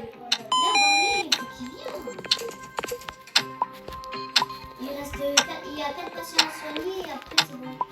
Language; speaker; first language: French; native; French